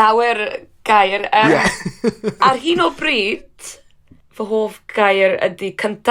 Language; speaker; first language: Welsh; non-native, learner; English